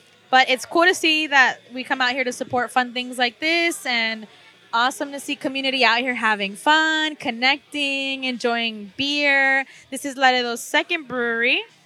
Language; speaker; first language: English; early bilingual, other home language; Spanish